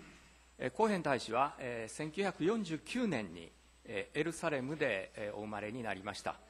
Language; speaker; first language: Japanese; native; Japanese